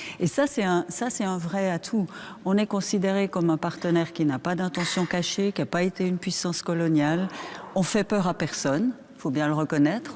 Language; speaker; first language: French; native; French